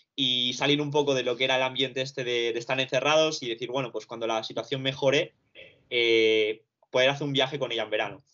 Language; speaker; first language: Spanish; early bilingual, other home language; Romanian